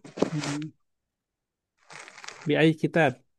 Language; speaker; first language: Arabic; non-native, fluent; Indonesian